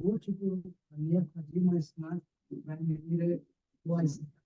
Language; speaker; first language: Russian; non-native, fluent; Hindi